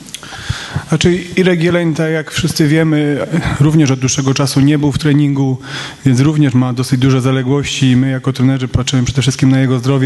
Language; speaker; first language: Polish; native; Polish